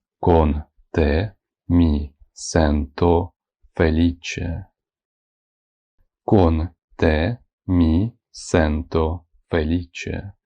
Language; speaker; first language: Italian; non-native, fluent; Ukrainian